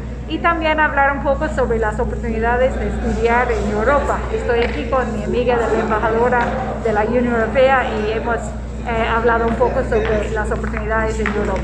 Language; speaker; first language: Spanish; non-native, fluent; English